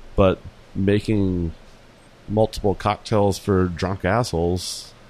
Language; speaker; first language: English; native; English